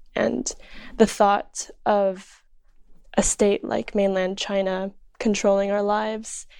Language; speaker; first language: English; early bilingual, other home language; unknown